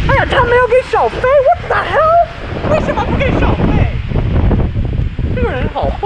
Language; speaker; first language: Chinese; non-native, fluent; English